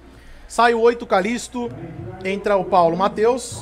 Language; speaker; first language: Portuguese; native; Portuguese